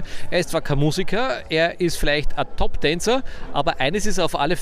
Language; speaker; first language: German; native; German